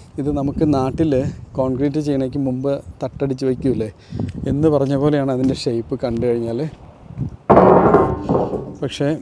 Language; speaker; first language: Malayalam; native; Malayalam